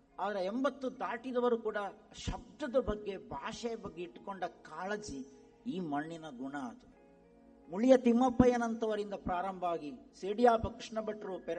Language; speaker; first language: Kannada; non-native, local second language; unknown